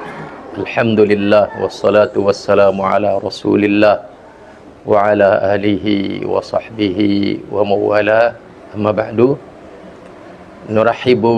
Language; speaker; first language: Arabic; non-native, fluent; Indonesian